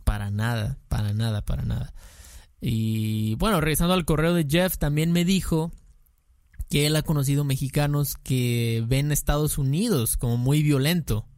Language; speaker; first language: Spanish; native; Spanish